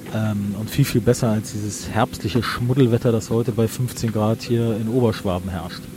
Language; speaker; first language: German; native; German